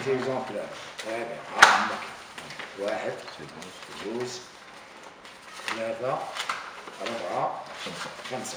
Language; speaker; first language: Arabic; native; Arabic